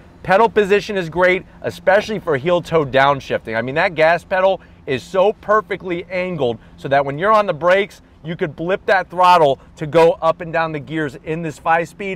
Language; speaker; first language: English; native; English